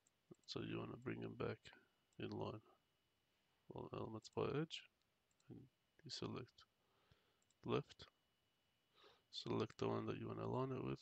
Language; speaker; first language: English; native; English